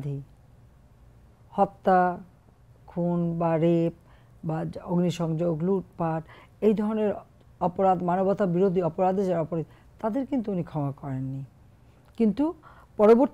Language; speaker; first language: Bangla; native; Bangla